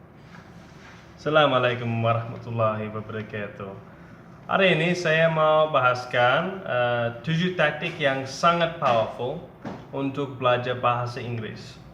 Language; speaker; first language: Indonesian; non-native, fluent; English